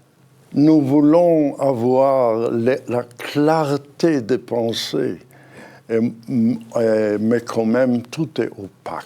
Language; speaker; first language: French; non-native, fluent; Hebrew